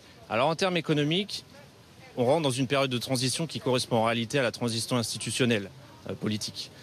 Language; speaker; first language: French; native; French